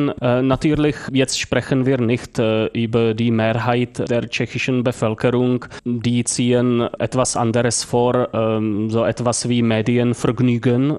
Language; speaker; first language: German; non-native, fluent; Czech